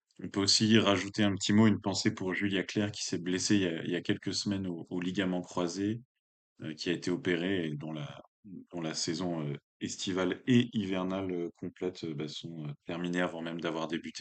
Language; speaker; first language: French; native; French